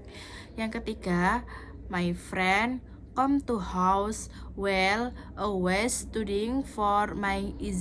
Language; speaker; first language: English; non-native, learner; Indonesian